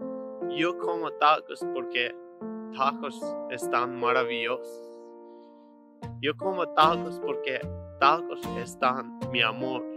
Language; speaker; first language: Spanish; non-native, learner; English